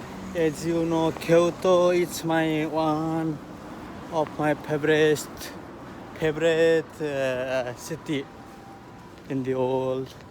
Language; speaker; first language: English; non-native, learner; Nepali